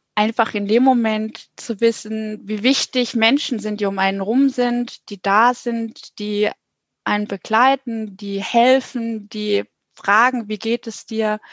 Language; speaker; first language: German; native; German